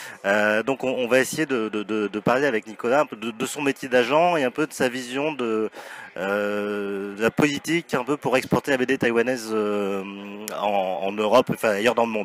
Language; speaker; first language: French; native; French